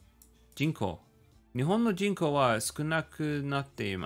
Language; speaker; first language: Japanese; non-native, learner; English